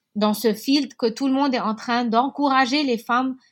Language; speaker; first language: French; non-native, local second language; Arabic